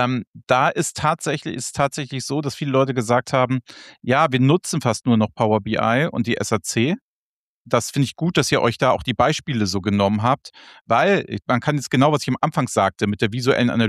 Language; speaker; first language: German; native; German